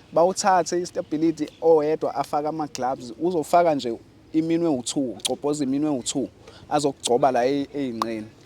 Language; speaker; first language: Zulu; native; Zulu